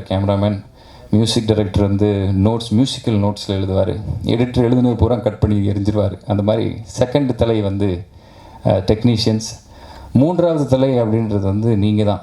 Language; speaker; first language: Tamil; native; Tamil